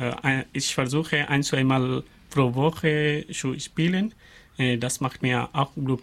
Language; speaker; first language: German; non-native, learner; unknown